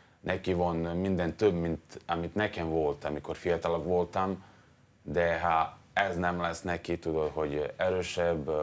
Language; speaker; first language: Hungarian; non-native, learner; Serbian